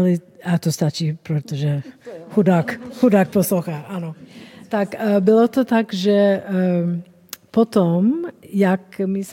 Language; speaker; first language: Czech; non-native, fluent; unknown